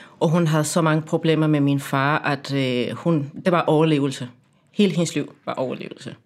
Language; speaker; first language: Danish; non-native, fluent; Spanish